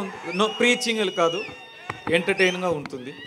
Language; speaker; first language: Telugu; non-native, learner; Tamil